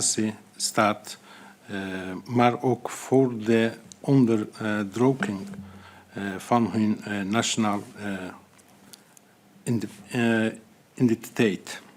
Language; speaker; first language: Dutch; non-native, fluent; Azerbaijani